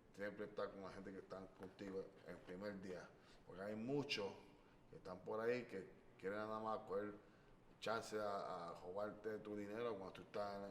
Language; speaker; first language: Spanish; early bilingual, other home language; English